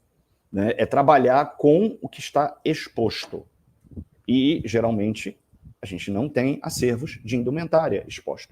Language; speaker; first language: Portuguese; native; Portuguese